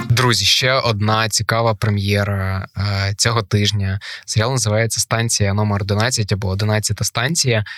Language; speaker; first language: Ukrainian; native; Ukrainian